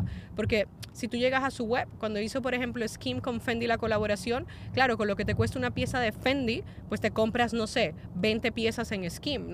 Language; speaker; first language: Spanish; native; Spanish